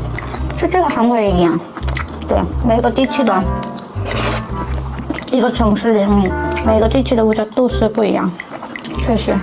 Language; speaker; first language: Chinese; non-native, learner; Korean